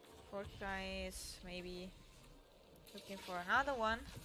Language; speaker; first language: English; non-native, fluent; Italian